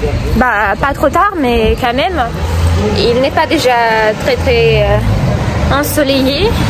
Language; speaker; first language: French; non-native, fluent; Russian